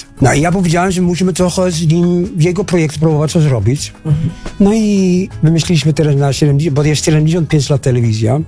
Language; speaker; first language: Polish; non-native, fluent; Dutch